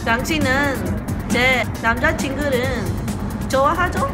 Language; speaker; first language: Korean; non-native, learner; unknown